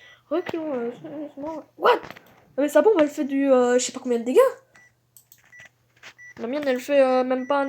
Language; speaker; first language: French; native; French